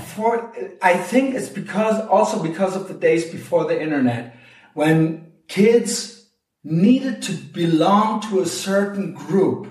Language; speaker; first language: English; non-native, fluent; German